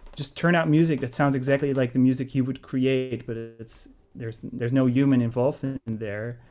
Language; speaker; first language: English; non-native, fluent; Dutch